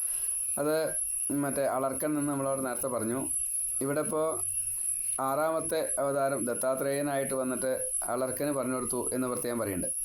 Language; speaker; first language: Malayalam; native; Malayalam